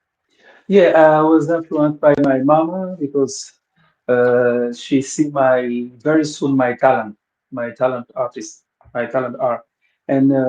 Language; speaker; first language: English; non-native, fluent; Wolof